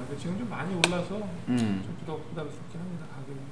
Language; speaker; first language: Korean; native; Korean